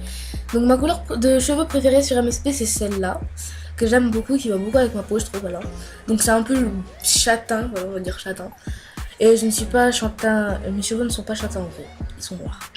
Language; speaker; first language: French; native; French